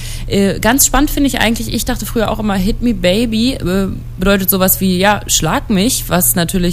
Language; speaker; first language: German; native; German